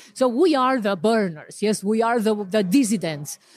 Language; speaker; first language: English; non-native, fluent; Romanian